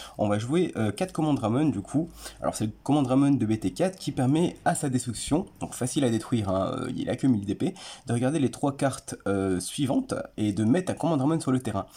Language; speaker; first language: French; native; French